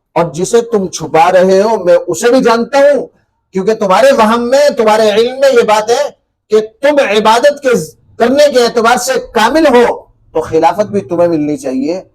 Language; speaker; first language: Urdu; native; Urdu